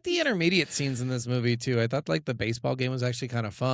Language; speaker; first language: English; native; English